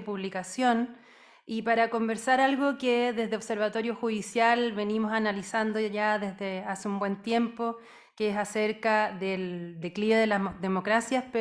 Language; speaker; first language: Spanish; native; Spanish